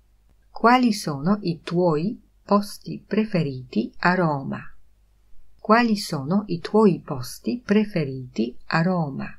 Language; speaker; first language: Italian; non-native, fluent; Polish